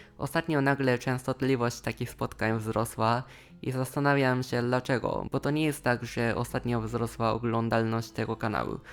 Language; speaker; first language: Polish; non-native, fluent; Japanese